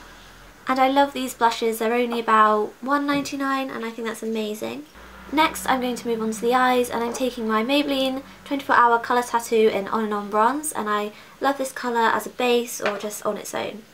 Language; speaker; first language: English; native; English